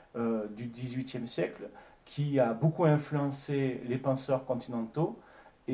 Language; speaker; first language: French; native; French